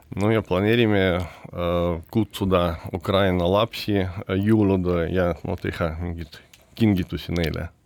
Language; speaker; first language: Estonian; non-native, learner; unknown